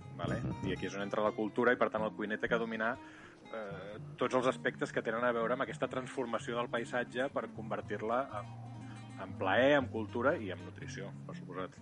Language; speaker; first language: Catalan; native; Catalan